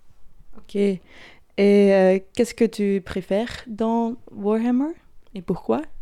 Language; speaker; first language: French; non-native, learner; Dutch